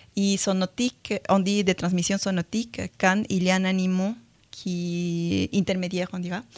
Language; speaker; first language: French; non-native, fluent; Spanish